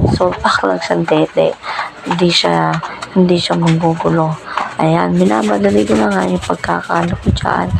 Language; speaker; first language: Filipino; non-native, local second language; Pampanga